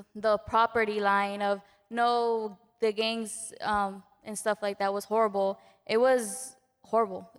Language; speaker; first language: English; early bilingual, other home language; Spanish